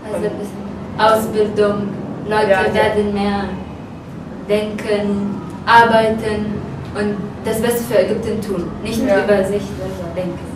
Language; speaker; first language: German; non-native, fluent; Arabic